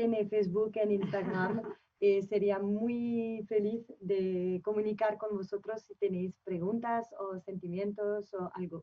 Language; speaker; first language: Spanish; non-native, fluent; French